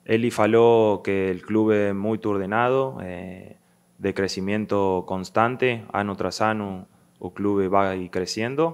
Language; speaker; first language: Portuguese; non-native, learner; Spanish